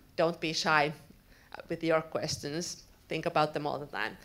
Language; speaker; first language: English; non-native, fluent; Finnish